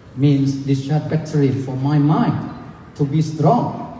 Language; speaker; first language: English; non-native, learner; Thai